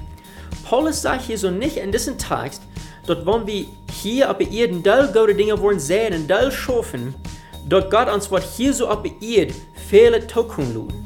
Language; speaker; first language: German; non-native, learner; Afrikaans